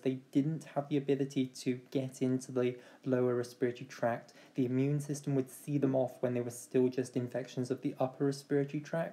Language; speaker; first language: English; native; English